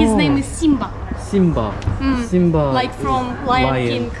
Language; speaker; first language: English; non-native, learner; Russian